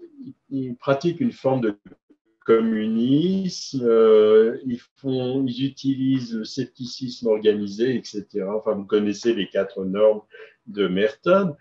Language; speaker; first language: French; native; French